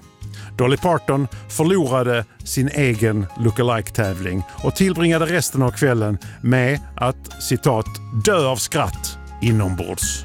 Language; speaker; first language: Swedish; native; Swedish